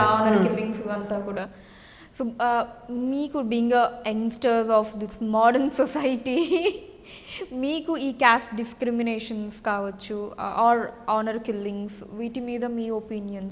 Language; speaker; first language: Telugu; native; Telugu